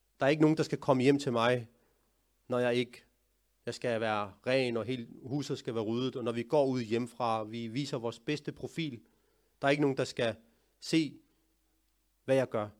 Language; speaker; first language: Danish; early bilingual, other home language; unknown